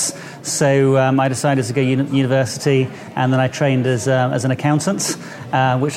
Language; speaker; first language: English; native; English